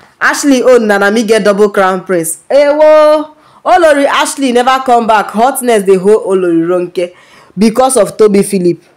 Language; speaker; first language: Nigerian Pidgin; non-native, local second language; Yoruba